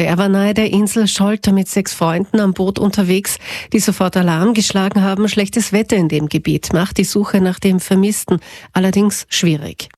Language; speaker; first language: German; native; German